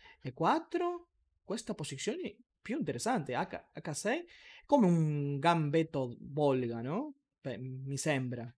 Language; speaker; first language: Italian; non-native, learner; Spanish